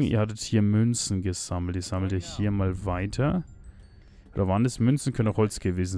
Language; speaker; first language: German; native; German